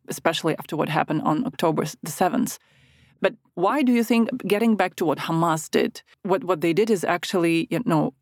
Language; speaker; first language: English; non-native, fluent; Ukrainian